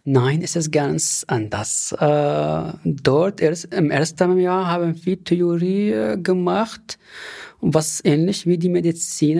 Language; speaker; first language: German; non-native, fluent; Arabic